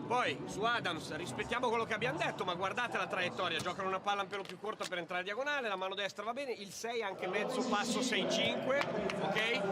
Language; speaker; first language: Italian; native; Italian